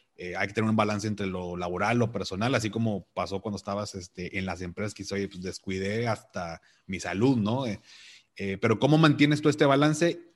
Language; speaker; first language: Spanish; native; Spanish